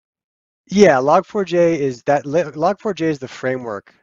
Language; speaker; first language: English; native; English